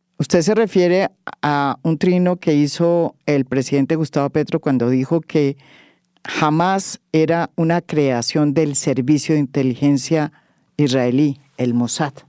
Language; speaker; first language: Spanish; native; Spanish